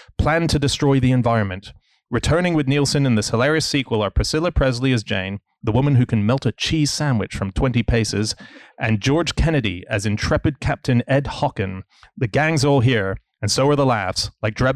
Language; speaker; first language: English; native; English